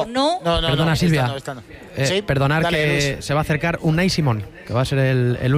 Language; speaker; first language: Spanish; native; Spanish